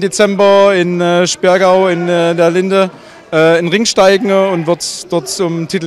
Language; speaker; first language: German; native; German